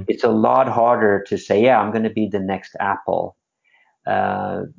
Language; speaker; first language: English; non-native, fluent; Swedish